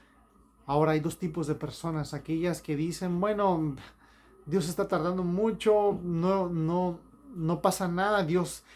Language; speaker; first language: Spanish; native; Spanish